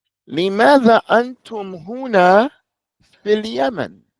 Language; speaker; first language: Arabic; non-native, fluent; English